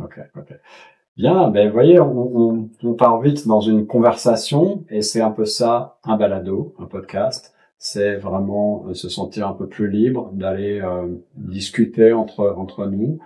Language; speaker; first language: French; native; French